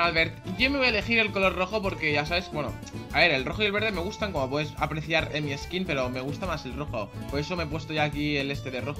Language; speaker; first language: Spanish; native; Spanish